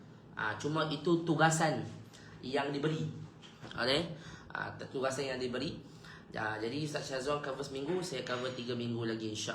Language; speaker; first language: Malay; native; Malay